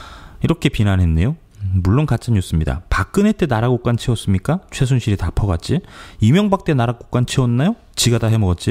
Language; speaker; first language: Korean; native; Korean